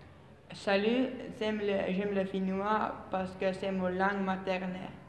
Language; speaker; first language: French; non-native, learner; Finnish